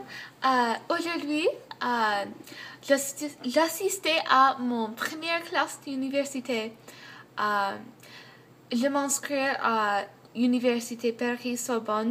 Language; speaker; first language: French; non-native, learner; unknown